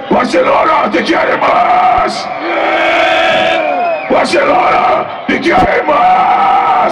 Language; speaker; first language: Spanish; non-native, learner; Portuguese